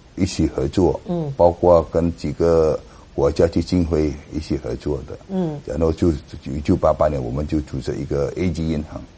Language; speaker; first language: Chinese; non-native, learner; Indonesian